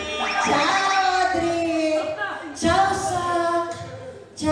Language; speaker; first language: Italian; non-native, learner; Filipino